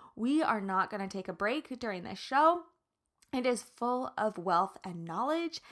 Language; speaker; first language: English; native; English